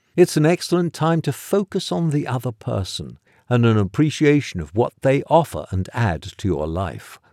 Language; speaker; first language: English; native; English